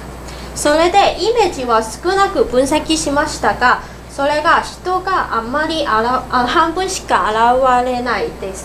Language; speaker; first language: Japanese; non-native, learner; Cantonese